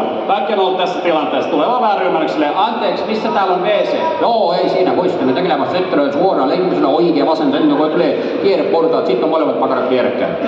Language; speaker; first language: Finnish; native; Finnish